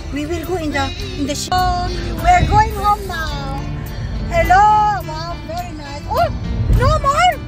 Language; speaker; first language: English; non-native, learner; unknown